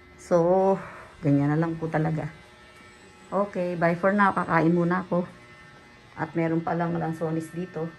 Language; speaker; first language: Filipino; native; Filipino